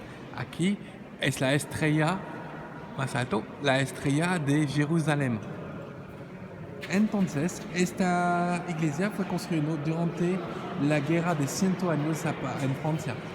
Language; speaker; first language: Spanish; non-native, learner; French